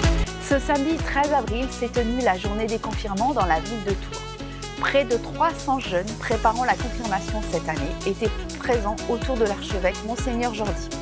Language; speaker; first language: French; native; French